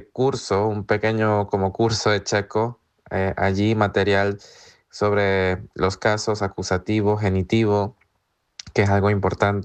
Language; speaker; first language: Spanish; native; Spanish